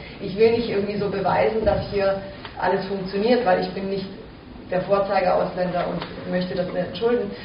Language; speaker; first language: German; native; German